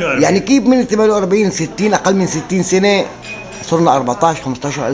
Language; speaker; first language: Arabic; native; Arabic